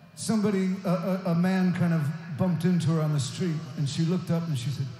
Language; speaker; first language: English; native; English